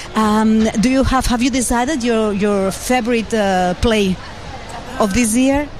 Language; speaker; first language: English; non-native, learner; Catalan